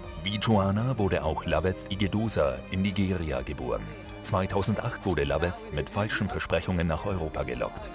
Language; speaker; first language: German; native; German